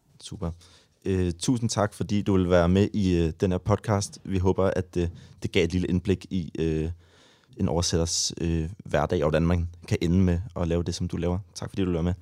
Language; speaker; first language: Danish; native; Danish